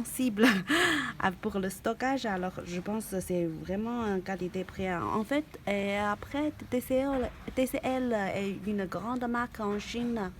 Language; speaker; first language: French; non-native, learner; Chinese